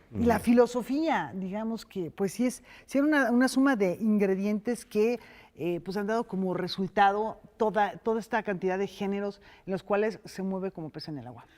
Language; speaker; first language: Spanish; native; Spanish